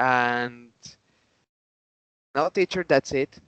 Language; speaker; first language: English; non-native, learner; Spanish